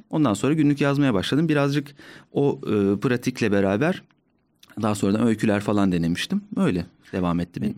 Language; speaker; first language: Turkish; native; Turkish